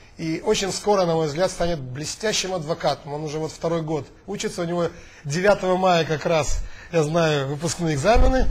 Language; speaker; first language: Russian; native; Russian